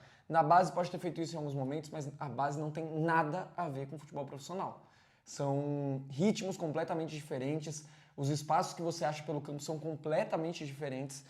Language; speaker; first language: Portuguese; native; Portuguese